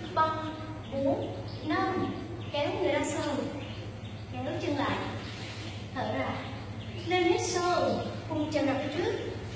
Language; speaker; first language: Vietnamese; native; Vietnamese